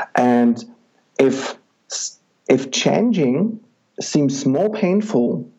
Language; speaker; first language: English; non-native, fluent; Czech